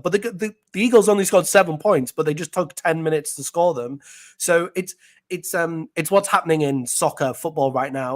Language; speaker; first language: English; native; English